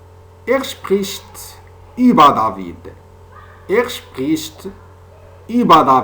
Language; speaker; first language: German; non-native, fluent; French